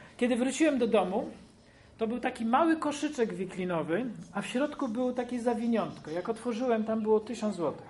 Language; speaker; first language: Polish; native; Polish